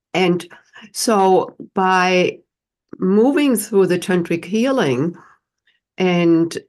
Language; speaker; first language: English; non-native, fluent; German